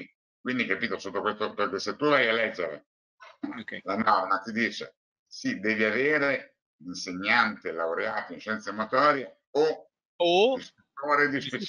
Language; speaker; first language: Italian; native; Italian